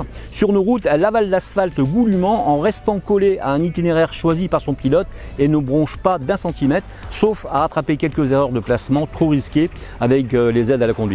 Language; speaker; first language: French; native; French